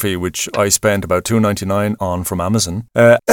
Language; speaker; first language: English; native; English